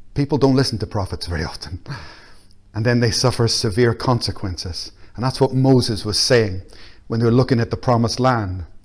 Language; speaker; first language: English; native; English